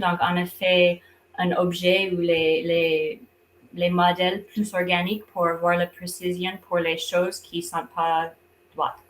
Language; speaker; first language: French; non-native, fluent; English